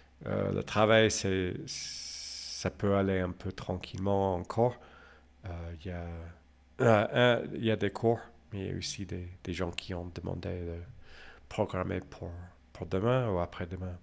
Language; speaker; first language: French; non-native, fluent; English